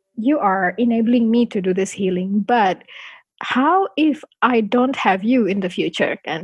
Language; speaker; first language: English; non-native, fluent; Indonesian